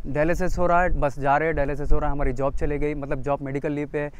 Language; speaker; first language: Hindi; non-native, local second language; Urdu